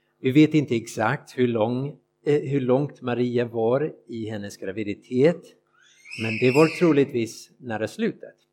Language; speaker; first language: Swedish; non-native, fluent; English